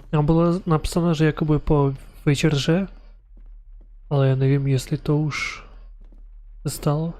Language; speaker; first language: Czech; non-native, learner; Ukrainian